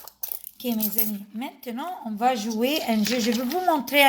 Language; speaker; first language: French; non-native, fluent; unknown